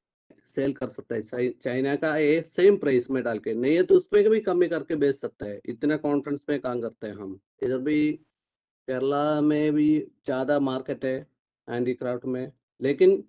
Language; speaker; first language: Hindi; non-native, local second language; Malayalam